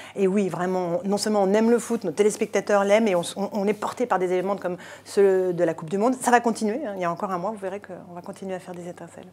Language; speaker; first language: French; native; French